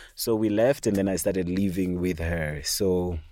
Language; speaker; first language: English; non-native, local second language; Shona